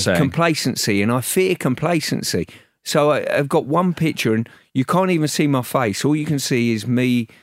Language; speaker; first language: English; native; English